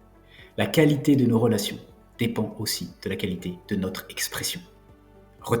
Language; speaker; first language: French; native; French